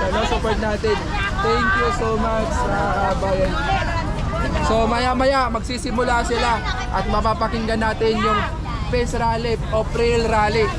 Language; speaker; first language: Filipino; non-native, local second language; Surigaonon